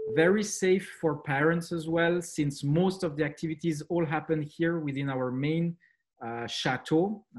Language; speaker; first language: English; non-native, fluent; French